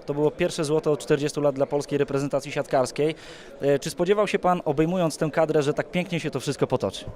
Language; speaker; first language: Polish; native; Polish